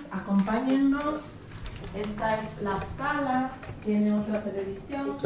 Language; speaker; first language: Spanish; native; Spanish